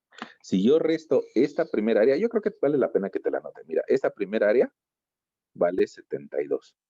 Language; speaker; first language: Spanish; native; Spanish